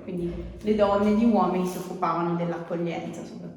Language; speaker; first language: Italian; native; Italian